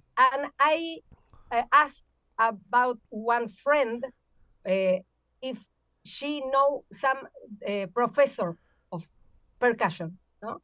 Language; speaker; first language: English; non-native, learner; Spanish